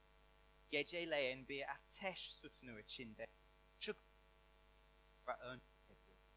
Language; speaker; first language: Turkish; non-native, learner; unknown